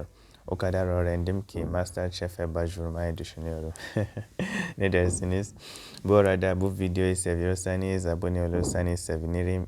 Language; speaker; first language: Turkish; non-native, fluent; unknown